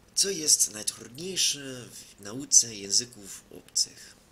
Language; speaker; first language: Polish; non-native, fluent; English